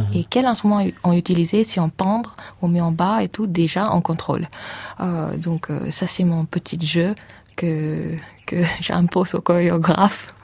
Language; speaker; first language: French; non-native, fluent; English